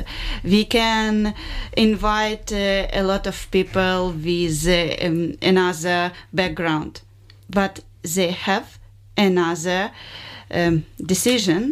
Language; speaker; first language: English; non-native, learner; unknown